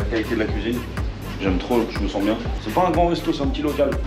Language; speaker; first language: French; native; French